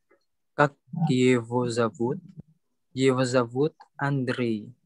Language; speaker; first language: Russian; non-native, learner; Indonesian